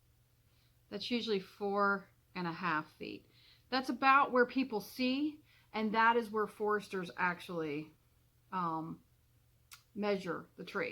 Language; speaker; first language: English; native; English